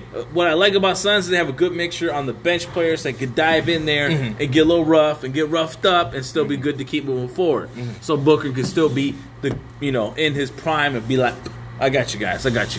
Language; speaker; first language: English; native; English